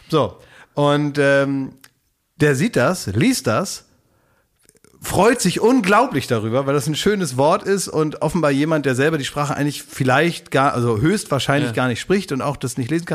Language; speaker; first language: German; native; German